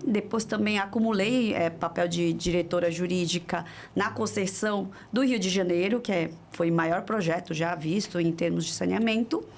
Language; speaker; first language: Portuguese; early bilingual, other home language; Korean